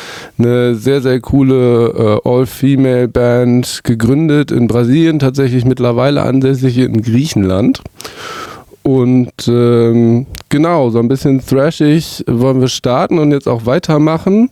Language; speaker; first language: German; native; German